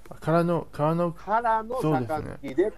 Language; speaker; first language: Japanese; non-native, learner; Chinese